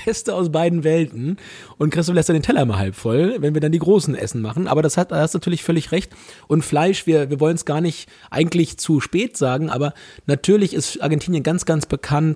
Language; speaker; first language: German; native; German